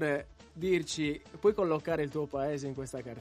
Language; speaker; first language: Italian; native; Italian